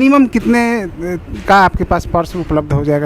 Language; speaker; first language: Hindi; native; Hindi